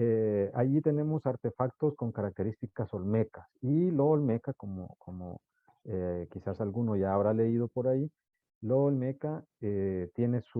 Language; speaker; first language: Spanish; native; Spanish